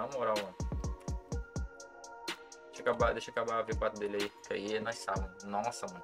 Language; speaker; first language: Portuguese; native; Portuguese